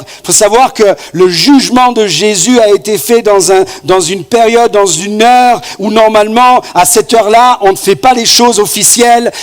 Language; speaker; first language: French; native; French